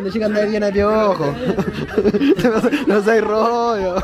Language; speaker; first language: Spanish; native; Spanish